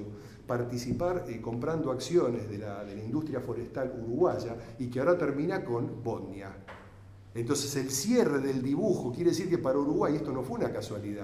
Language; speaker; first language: Spanish; native; Spanish